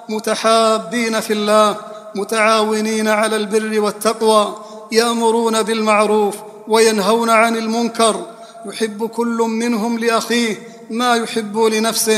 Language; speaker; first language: Arabic; native; Arabic